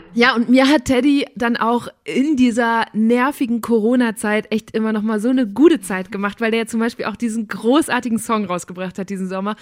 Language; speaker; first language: German; native; German